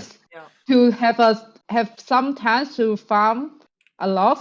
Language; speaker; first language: English; non-native, fluent; Chinese